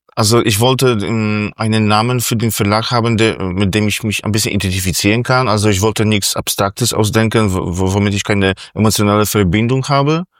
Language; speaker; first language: German; non-native, fluent; Polish